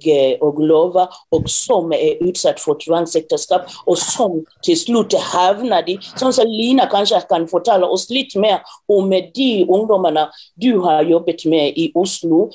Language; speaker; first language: Norwegian; non-native, fluent; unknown